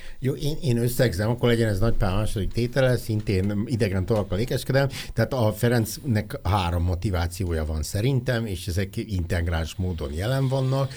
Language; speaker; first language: Hungarian; native; Hungarian